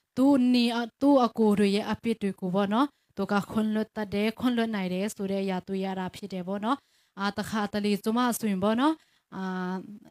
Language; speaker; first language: Burmese; non-native, local second language; Tedim Chin